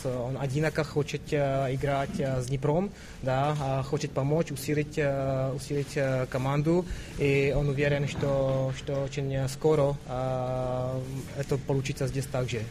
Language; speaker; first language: Russian; non-native, fluent; Czech